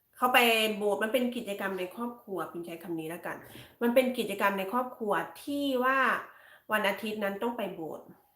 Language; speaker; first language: Thai; native; Thai